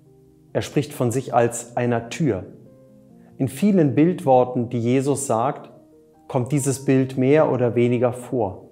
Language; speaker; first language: German; native; German